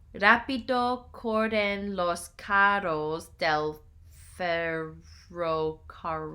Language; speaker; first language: Spanish; non-native, learner; English